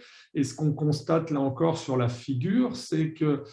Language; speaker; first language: French; native; French